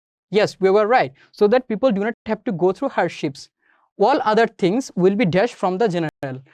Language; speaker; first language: English; non-native, local second language; Bangla